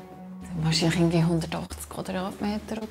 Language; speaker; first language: German; native; German